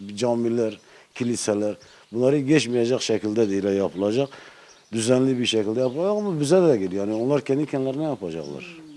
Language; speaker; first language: Turkish; native; Turkish